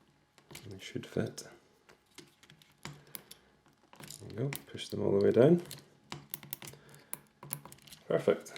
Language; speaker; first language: English; native; English